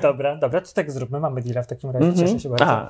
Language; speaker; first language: Polish; native; Polish